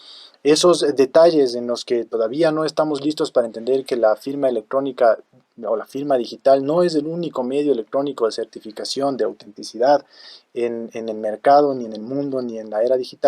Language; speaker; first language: Spanish; native; Spanish